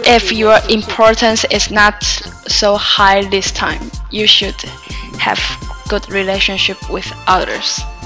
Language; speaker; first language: English; non-native, learner; Chinese